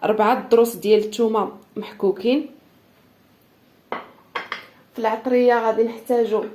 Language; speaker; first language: Arabic; native; Arabic